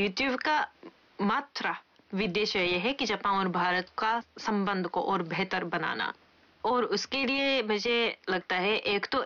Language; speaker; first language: Hindi; non-native, fluent; Japanese